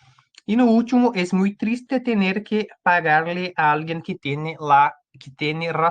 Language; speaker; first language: Spanish; non-native, fluent; Portuguese